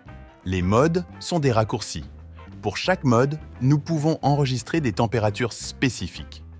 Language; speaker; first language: French; native; French